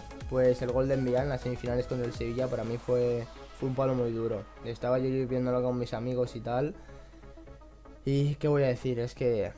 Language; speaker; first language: Spanish; native; Spanish